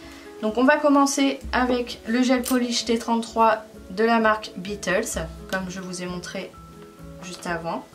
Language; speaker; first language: French; native; French